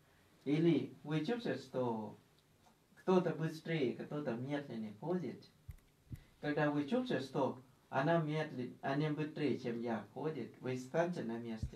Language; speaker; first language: Russian; non-native, learner; Thai